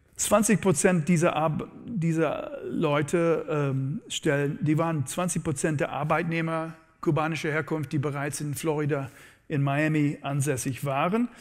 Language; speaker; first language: German; non-native, fluent; English